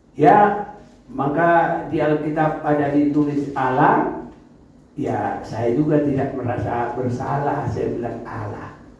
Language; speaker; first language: Indonesian; non-native, local second language; Batak Toba